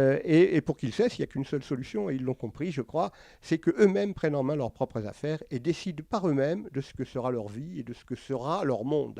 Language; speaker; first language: French; native; French